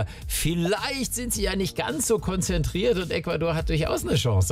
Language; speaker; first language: German; native; German